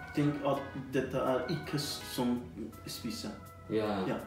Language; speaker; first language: Swedish; non-native, fluent; Persian